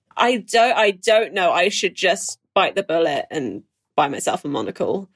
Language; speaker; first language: English; native; English